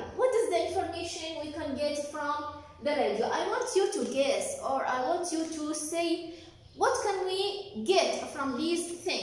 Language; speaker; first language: English; non-native, fluent; Arabic